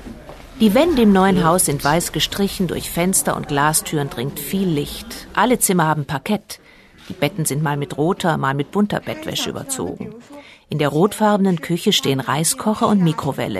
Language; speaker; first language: German; native; German